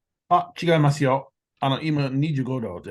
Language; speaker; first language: Japanese; non-native, learner; English